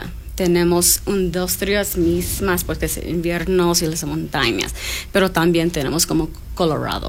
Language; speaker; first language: Spanish; non-native, learner; English